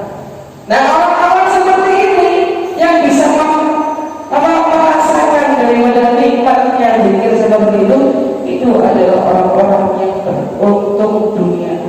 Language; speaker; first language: Indonesian; native; Indonesian